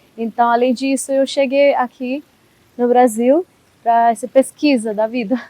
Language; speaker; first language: Portuguese; non-native, learner; Hindi